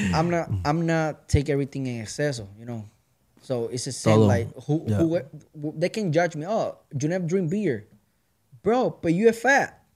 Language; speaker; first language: English; non-native, learner; Spanish